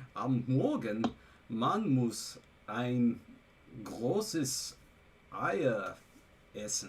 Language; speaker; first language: German; non-native, learner; English